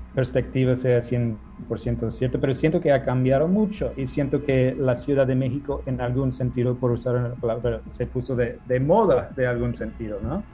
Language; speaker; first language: Spanish; non-native, fluent; English